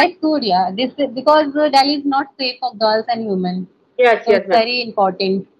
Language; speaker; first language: English; non-native, local second language; Hindi